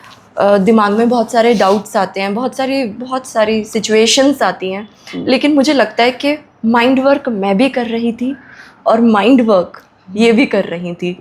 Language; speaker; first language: Hindi; native; Hindi